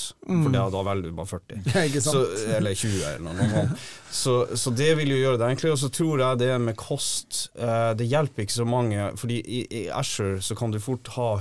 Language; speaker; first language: Norwegian; native; Norwegian